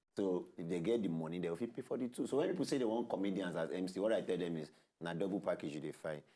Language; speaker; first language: Nigerian Pidgin; non-native, local second language; Yoruba